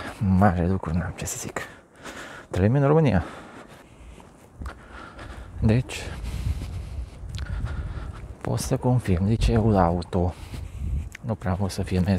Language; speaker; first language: Romanian; non-native, local second language; Hungarian